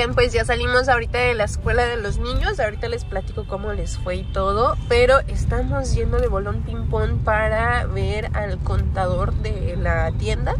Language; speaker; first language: Spanish; native; Spanish